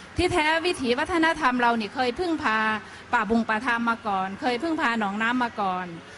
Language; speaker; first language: Thai; native; Thai